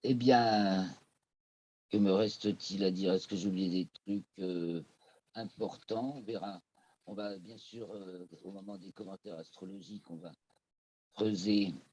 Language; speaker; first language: French; native; French